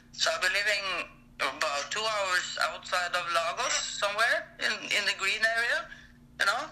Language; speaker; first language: English; non-native, fluent; Norwegian